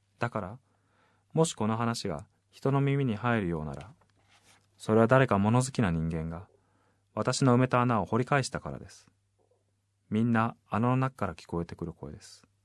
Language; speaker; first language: Japanese; native; Japanese